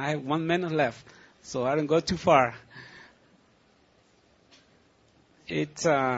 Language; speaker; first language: English; non-native, learner; Spanish